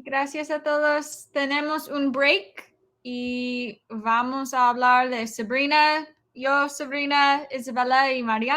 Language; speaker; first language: Spanish; non-native, learner; English